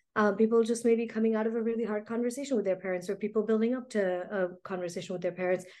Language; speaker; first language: English; early bilingual, other home language; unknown